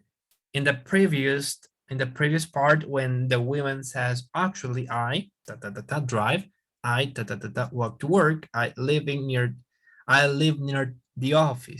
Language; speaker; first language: English; non-native, fluent; Spanish